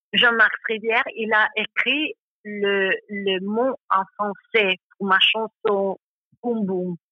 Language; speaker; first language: French; non-native, learner; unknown